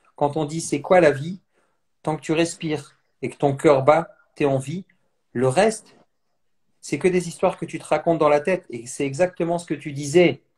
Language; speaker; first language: French; native; French